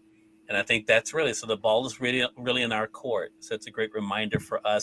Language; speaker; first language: English; native; English